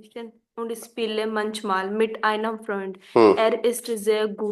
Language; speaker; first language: German; non-native, learner; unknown